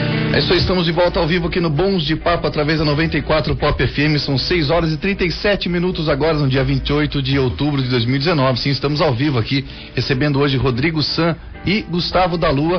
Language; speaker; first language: Portuguese; native; Portuguese